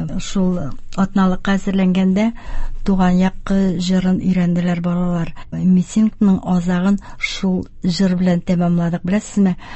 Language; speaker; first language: Tatar; native; Tatar